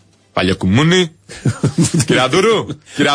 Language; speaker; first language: Greek; native; Greek